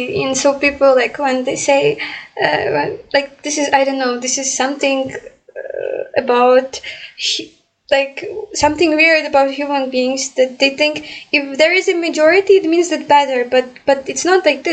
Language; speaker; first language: English; non-native, fluent; Ukrainian